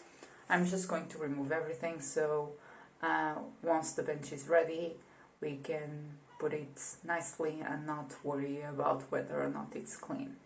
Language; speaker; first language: English; non-native, fluent; Portuguese